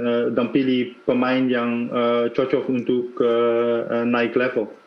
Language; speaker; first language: Indonesian; non-native, fluent; Dutch